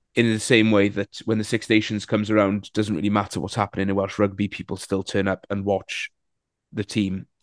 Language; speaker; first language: English; native; English